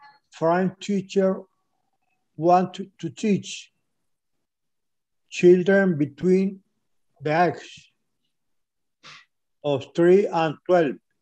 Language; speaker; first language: English; non-native, learner; Spanish